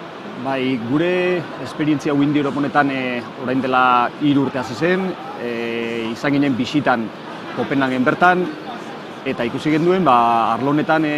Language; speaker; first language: Basque; native; Basque